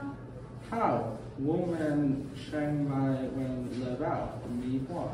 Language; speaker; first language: Chinese; non-native, learner; English